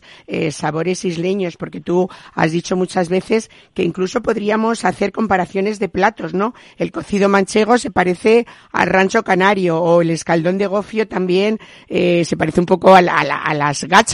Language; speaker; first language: Spanish; native; Spanish